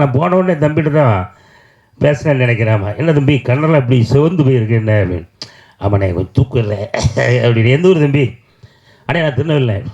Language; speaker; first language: Tamil; native; Tamil